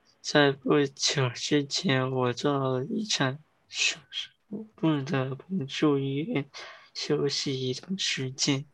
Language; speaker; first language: Chinese; early bilingual, heritage; English